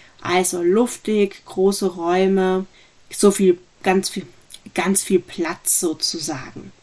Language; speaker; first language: German; native; German